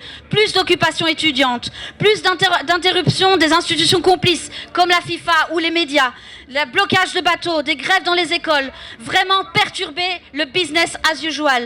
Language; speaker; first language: French; native; French